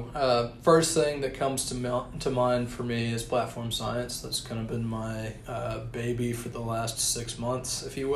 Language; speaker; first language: English; native; English